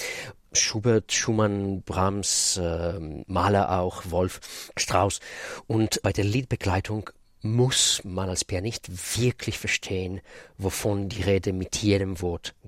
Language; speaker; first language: German; non-native, fluent; Russian